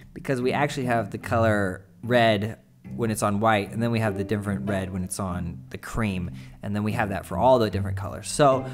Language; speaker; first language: English; native; English